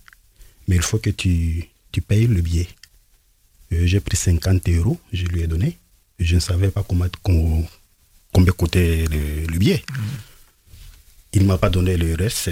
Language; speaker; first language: French; non-native, local second language; Lingala